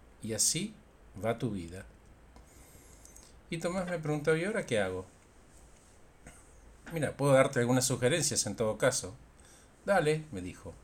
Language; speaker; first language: Spanish; native; Spanish